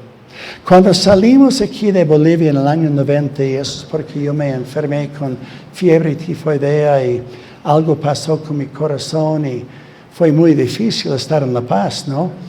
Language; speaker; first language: Spanish; non-native, fluent; English